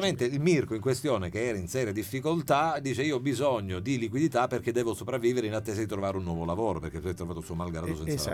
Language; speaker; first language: Italian; native; Italian